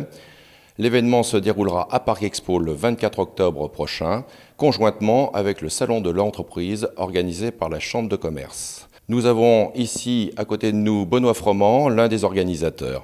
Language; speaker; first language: French; native; French